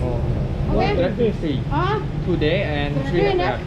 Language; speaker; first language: English; non-native, learner; Khmer